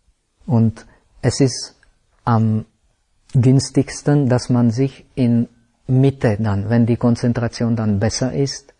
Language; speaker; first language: German; non-native, fluent; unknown